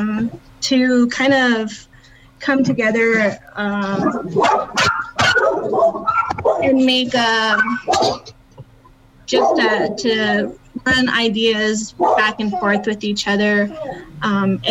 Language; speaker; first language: English; native; English